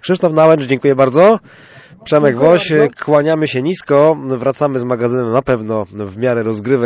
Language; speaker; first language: Polish; native; Polish